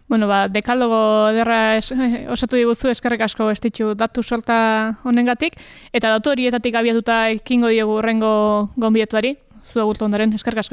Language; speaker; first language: Basque; native; Basque